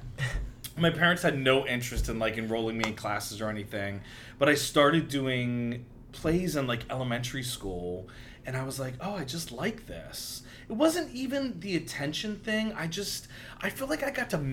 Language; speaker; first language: English; native; English